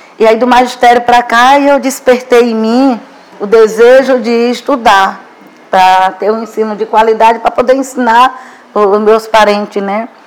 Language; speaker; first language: Portuguese; non-native, local second language; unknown